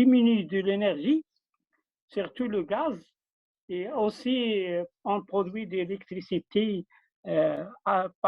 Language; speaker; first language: French; non-native, learner; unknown